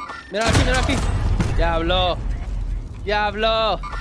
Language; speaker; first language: Spanish; early bilingual, heritage; Spanish